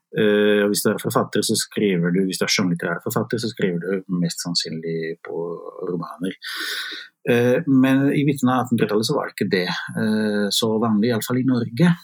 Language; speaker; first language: Norwegian; non-native, fluent; Italian